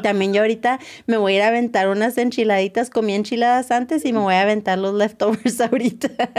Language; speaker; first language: Spanish; early bilingual, other home language; English